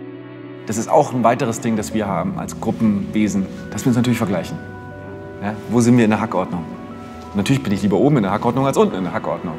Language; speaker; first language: German; native; German